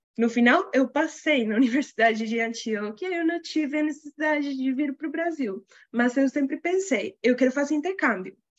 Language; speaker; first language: Portuguese; non-native, fluent; Spanish